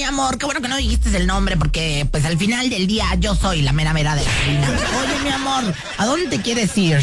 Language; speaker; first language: Spanish; native; Spanish